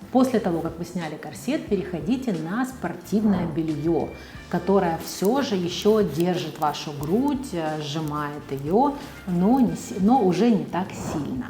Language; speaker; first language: Russian; native; Russian